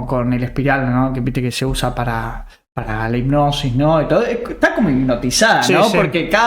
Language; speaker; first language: Spanish; native; Spanish